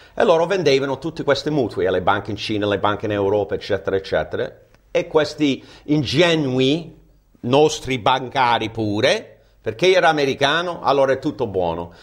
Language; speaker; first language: Italian; non-native, fluent; English